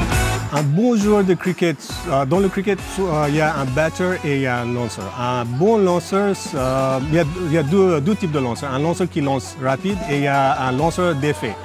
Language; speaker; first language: French; non-native, fluent; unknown